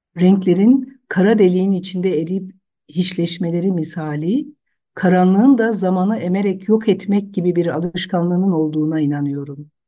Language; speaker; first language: Turkish; non-native, local second language; Zaza